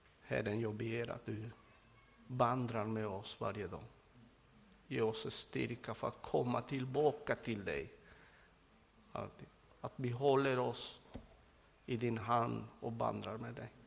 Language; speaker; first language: Swedish; non-native, fluent; Spanish